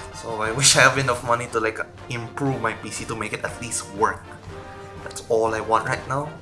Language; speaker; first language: English; non-native, local second language; Filipino